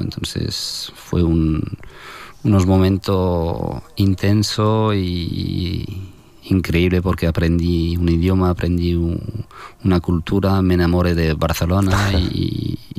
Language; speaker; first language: Spanish; non-native, fluent; French